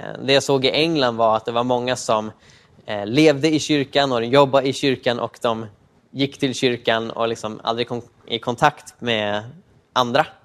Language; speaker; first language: Swedish; native; Swedish